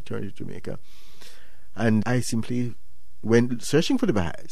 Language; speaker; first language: English; non-native, local second language; Jamaican Creole English